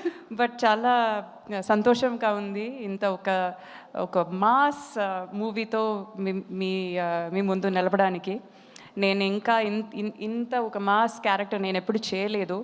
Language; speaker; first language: Telugu; non-native, fluent; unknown